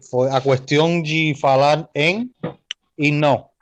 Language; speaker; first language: Portuguese; non-native, learner; Spanish